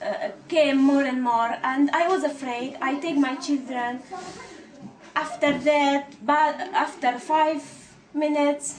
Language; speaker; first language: English; non-native, learner; Arabic